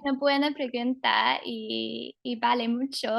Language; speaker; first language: Spanish; non-native, fluent; English